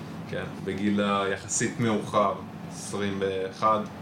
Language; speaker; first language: Hebrew; non-native, fluent; Italian